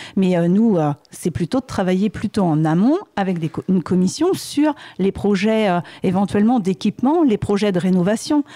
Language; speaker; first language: French; native; French